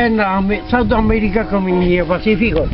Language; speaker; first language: English; non-native, learner; French